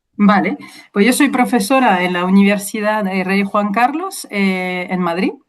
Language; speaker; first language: Spanish; non-native, fluent; French